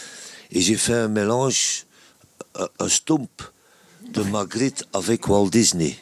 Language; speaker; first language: French; non-native, local second language; Dutch